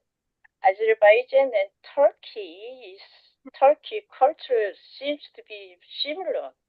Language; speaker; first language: English; non-native, learner; Korean